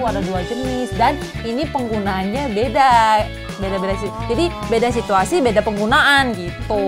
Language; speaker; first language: Indonesian; non-native, fluent; Korean